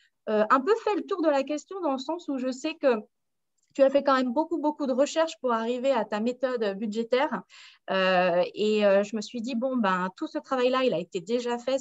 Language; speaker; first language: French; native; French